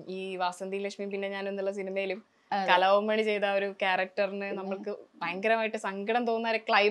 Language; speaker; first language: Malayalam; native; Malayalam